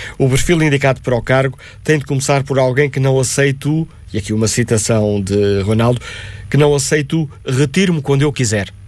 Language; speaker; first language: Portuguese; native; Portuguese